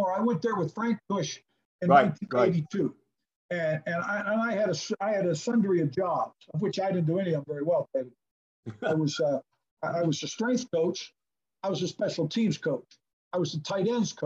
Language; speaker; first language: English; native; English